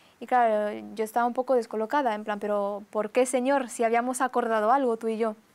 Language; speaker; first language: Spanish; early bilingual, other home language; Romanian